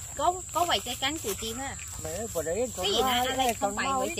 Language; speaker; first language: Vietnamese; non-native, learner; Thai